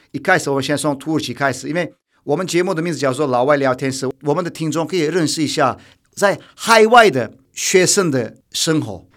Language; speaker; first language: Chinese; non-native, fluent; Turkish